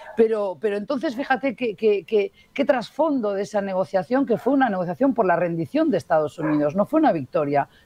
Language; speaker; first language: Spanish; native; Spanish